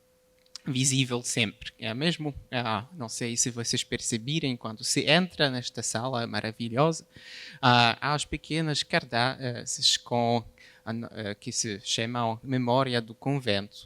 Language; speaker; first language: Portuguese; non-native, fluent; Polish